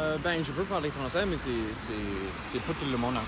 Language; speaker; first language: French; non-native, local second language; English